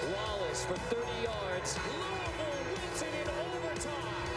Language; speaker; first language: English; native; English